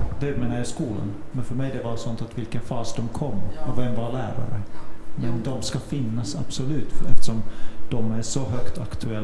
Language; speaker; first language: Swedish; non-native, fluent; Finnish